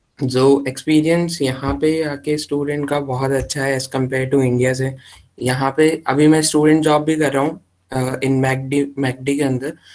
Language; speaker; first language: Hindi; native; Hindi